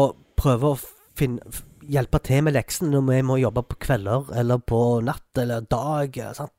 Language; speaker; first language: Norwegian; early bilingual, other home language; Arabic